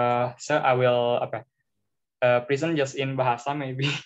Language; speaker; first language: English; non-native, learner; Indonesian